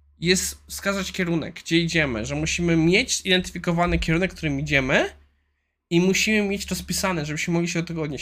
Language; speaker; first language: Polish; native; Polish